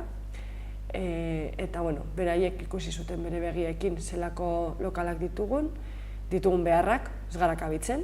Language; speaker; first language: Basque; native; Basque